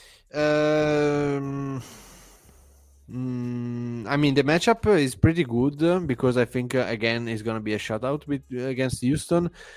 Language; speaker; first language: English; non-native, fluent; Italian